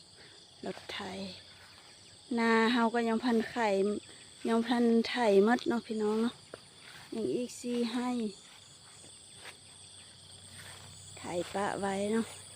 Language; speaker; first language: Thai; non-native, local second language; Lao